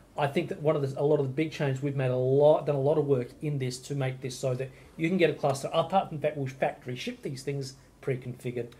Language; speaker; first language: English; native; English